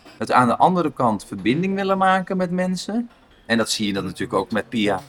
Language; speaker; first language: Dutch; native; Dutch